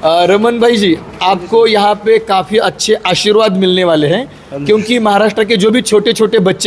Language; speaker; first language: Hindi; non-native, local second language; Marathi